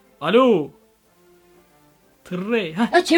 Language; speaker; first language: Turkish; native; Turkish